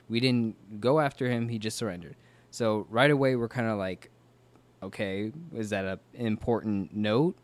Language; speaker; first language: English; native; English